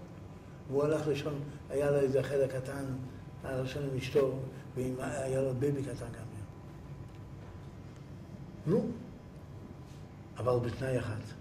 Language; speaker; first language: Hebrew; early bilingual, other home language; Yiddish